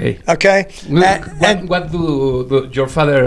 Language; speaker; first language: English; non-native, learner; Spanish